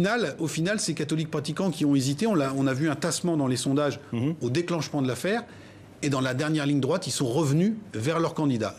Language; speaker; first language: French; native; French